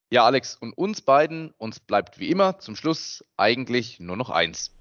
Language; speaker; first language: German; native; German